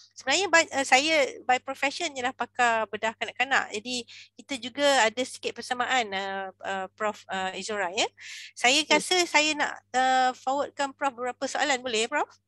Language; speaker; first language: Malay; native; Malay